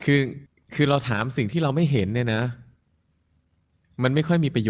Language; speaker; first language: Thai; native; Thai